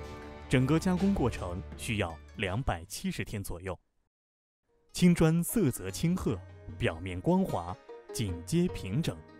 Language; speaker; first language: Chinese; native; Chinese